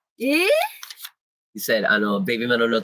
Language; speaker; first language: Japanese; non-native, fluent; English